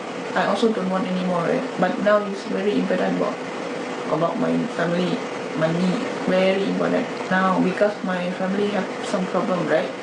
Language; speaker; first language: English; non-native, learner; Thai